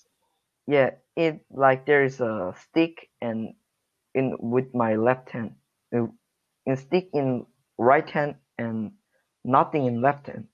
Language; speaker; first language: English; non-native, learner; Korean